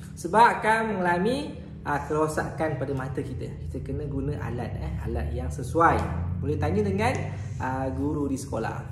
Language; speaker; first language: Malay; native; Malay